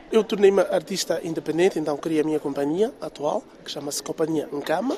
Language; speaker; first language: Portuguese; non-native, local second language; Tsonga